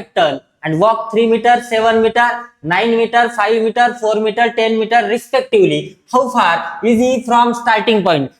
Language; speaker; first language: English; non-native, local second language; Marathi